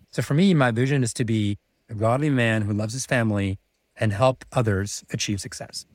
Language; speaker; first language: English; early bilingual, other home language; Czech